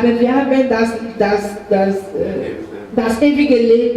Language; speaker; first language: German; non-native, fluent; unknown